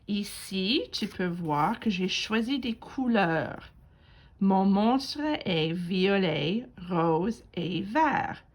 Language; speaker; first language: French; non-native, fluent; English